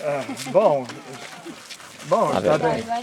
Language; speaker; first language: Portuguese; non-native, fluent; Spanish